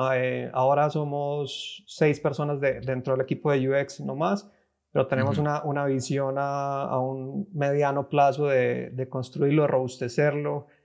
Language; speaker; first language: Spanish; native; Spanish